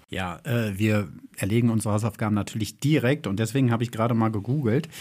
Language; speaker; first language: German; native; German